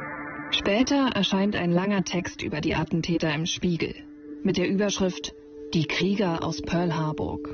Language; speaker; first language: German; native; German